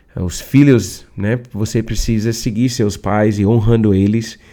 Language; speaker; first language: Portuguese; non-native, learner; English